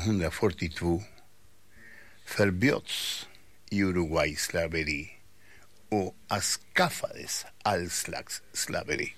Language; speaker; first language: Swedish; non-native, fluent; Spanish